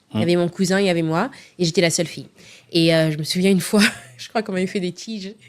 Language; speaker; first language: French; early bilingual, other home language; Lingala